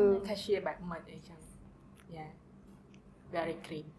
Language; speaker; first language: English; non-native, fluent; Khmer